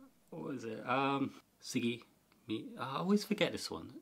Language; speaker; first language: English; native; English